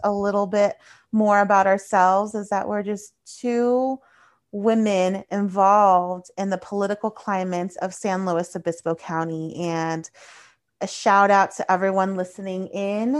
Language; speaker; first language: English; early bilingual, other home language; Spanish